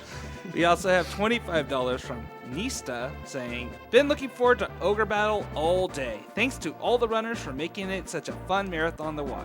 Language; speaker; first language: English; native; English